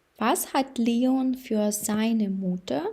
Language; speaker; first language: German; non-native, fluent; Ukrainian